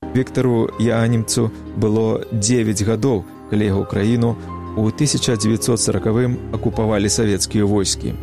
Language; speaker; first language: Belarusian; native; Belarusian